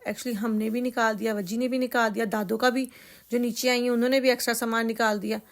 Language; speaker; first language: Urdu; native; Urdu